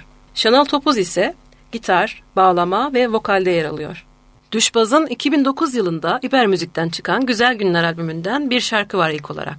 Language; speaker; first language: Turkish; native; Turkish